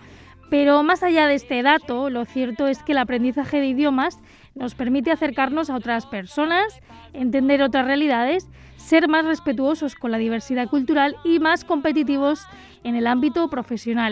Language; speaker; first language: Spanish; native; Spanish